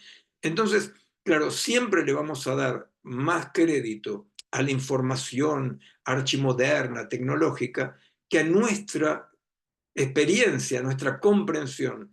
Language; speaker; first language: Spanish; native; Spanish